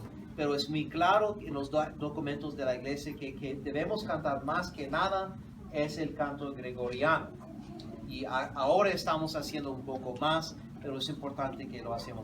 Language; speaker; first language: Spanish; non-native, fluent; English